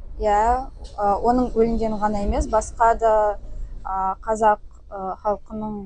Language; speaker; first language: Kazakh; non-native, local second language; Russian